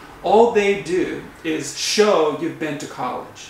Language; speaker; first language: English; non-native, fluent; Japanese